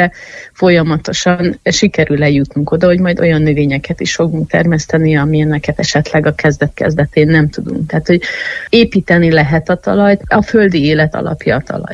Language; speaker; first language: Hungarian; native; Hungarian